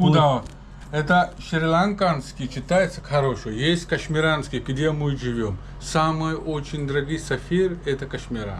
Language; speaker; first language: Russian; non-native, learner; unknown